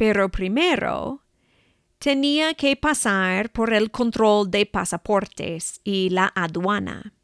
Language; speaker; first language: Spanish; non-native, fluent; English